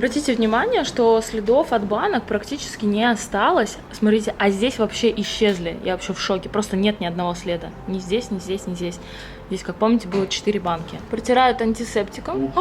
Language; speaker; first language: Russian; native; Russian